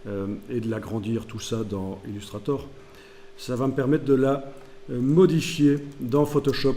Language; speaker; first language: French; native; French